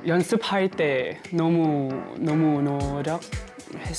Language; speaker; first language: Korean; non-native, learner; Vietnamese